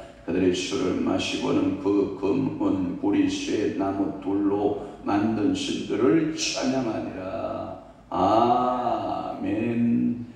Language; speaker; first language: Korean; native; Korean